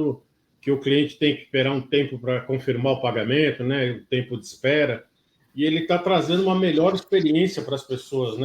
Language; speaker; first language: Portuguese; native; Portuguese